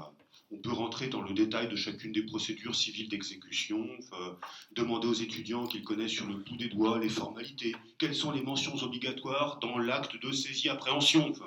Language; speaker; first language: French; native; French